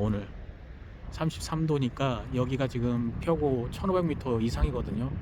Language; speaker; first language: Korean; native; Korean